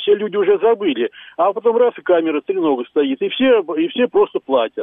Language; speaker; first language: Russian; native; Russian